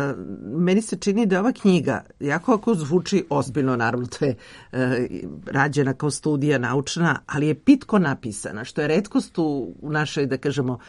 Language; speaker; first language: Serbian; native; Serbian